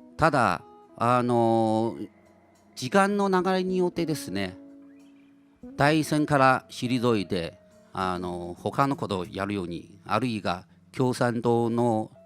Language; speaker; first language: Japanese; non-native, fluent; Chinese